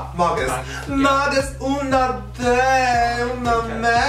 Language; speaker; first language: Swedish; non-native, fluent; English